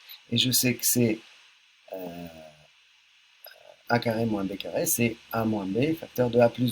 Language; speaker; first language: French; native; French